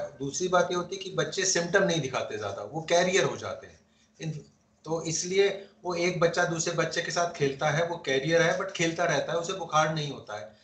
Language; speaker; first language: Hindi; native; Hindi